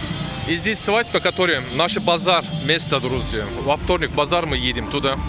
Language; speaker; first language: Russian; non-native, learner; Turkish